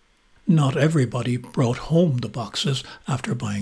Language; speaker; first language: English; native; English